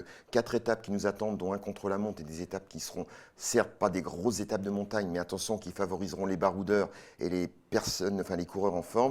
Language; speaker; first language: French; native; French